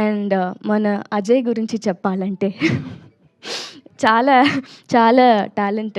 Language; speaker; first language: Telugu; non-native, learner; Tamil